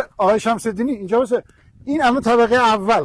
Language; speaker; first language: Persian; native; Persian